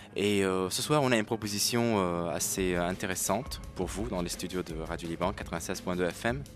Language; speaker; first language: French; non-native, local second language; Arabic